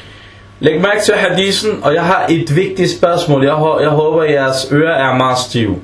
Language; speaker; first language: Danish; early bilingual, other home language; Arabic